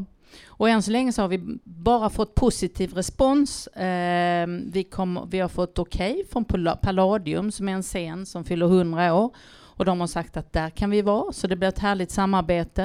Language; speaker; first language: Swedish; native; Swedish